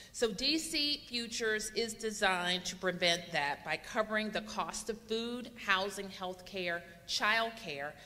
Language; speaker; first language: English; native; English